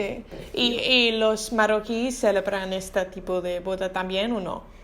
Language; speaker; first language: Spanish; non-native, learner; English